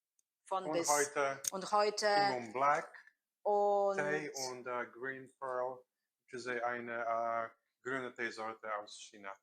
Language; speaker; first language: German; non-native, learner; Korean